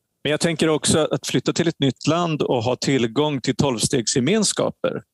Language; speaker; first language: Swedish; native; Swedish